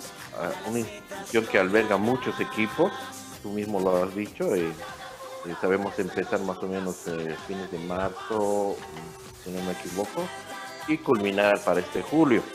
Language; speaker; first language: Spanish; native; Spanish